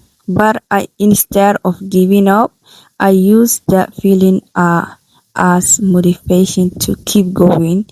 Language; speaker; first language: English; non-native, learner; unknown